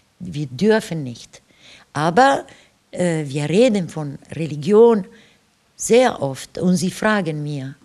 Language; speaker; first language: German; non-native, fluent; Italian